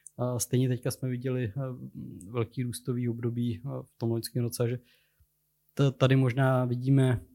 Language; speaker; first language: Czech; native; Czech